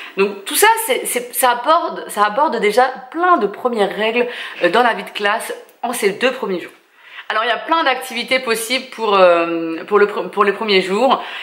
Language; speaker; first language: French; native; French